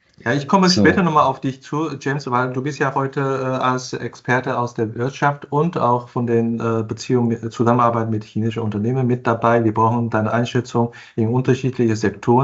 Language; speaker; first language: German; non-native, fluent; Chinese